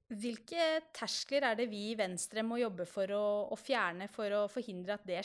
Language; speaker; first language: Norwegian; native; Norwegian